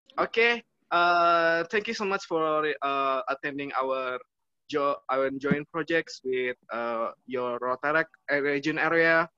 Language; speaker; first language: English; non-native, learner; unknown